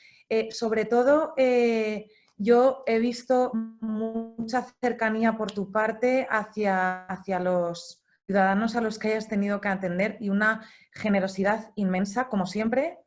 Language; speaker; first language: Spanish; native; Spanish